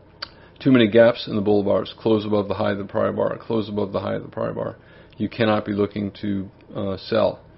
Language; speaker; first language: English; native; English